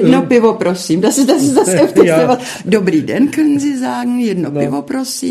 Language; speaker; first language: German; early bilingual, heritage; Czech